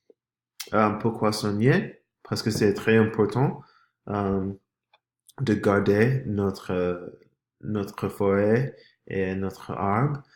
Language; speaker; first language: French; non-native, learner; English